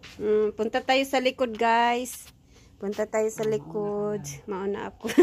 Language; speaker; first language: Filipino; native; Filipino